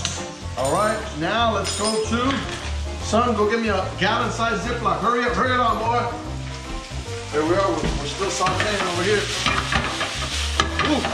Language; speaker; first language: English; native; English